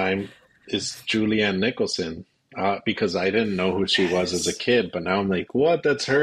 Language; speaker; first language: English; native; English